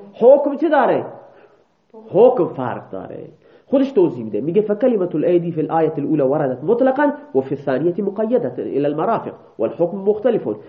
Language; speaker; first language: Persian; non-native, local second language; Baluchi